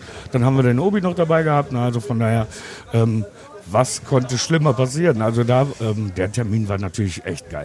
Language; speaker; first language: German; native; German